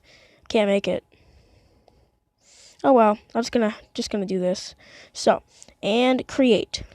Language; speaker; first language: English; native; English